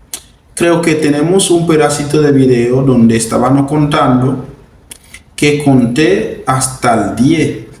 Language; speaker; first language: Spanish; non-native, fluent; Haitian Creole